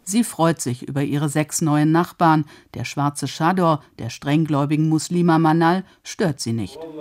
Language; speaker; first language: German; native; German